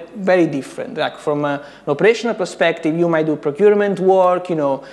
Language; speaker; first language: English; non-native, fluent; Italian